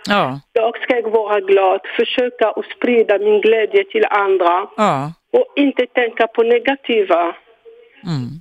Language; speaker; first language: Swedish; non-native, fluent; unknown